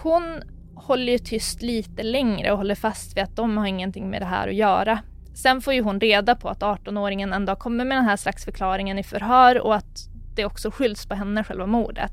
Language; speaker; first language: Swedish; native; Swedish